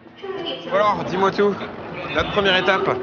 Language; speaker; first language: French; native; French